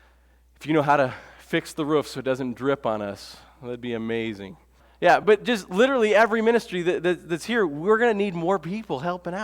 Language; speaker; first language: English; native; English